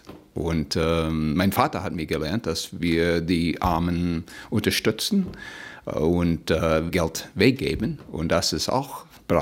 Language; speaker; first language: German; early bilingual, heritage; Plautdietsch